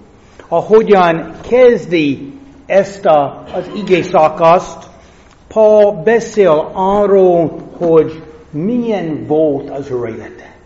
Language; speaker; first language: Hungarian; non-native, fluent; English